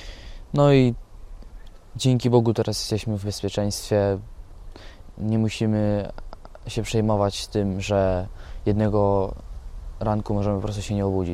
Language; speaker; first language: Polish; non-native, fluent; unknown